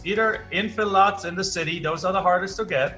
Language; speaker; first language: English; non-native, fluent; German